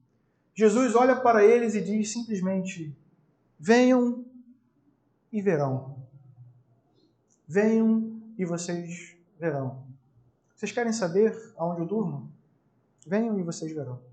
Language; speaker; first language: Portuguese; native; Portuguese